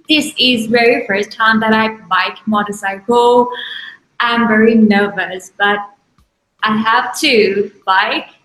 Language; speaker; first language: English; non-native, learner; Thai